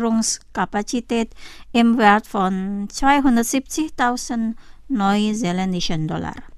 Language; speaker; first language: German; non-native, fluent; Indonesian